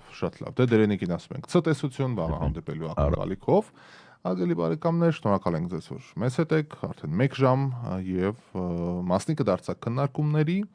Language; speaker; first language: Armenian; native; Armenian